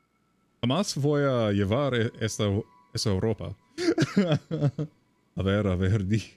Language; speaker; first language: Spanish; non-native, fluent; English